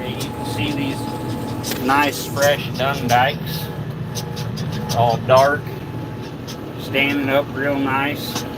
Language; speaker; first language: English; native; English